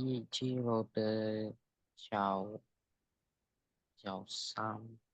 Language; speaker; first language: Chinese; non-native, learner; Indonesian